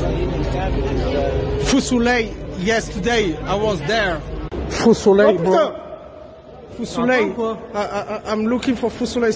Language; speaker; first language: English; non-native, learner; French